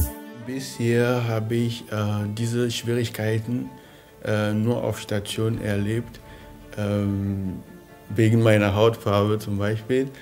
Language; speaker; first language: German; non-native, fluent; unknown